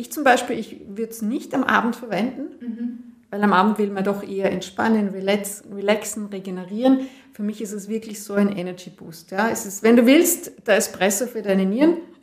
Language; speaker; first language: German; native; German